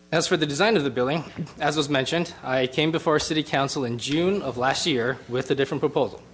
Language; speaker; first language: English; native; English